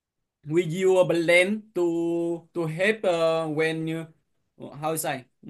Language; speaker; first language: English; non-native, learner; Vietnamese